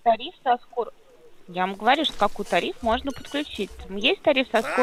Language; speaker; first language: Russian; native; Russian